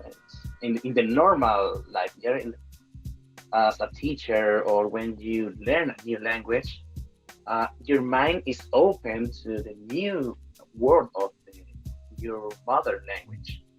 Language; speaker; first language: English; non-native, fluent; Spanish